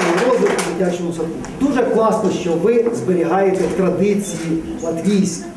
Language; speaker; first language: Ukrainian; native; Ukrainian